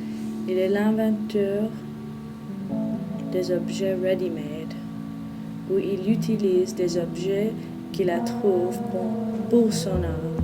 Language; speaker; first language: French; non-native, learner; English